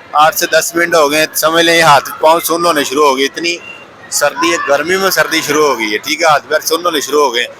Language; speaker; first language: Urdu; non-native, local second language; Punjabi